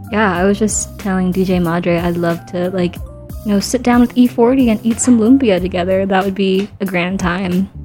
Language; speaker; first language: English; native; English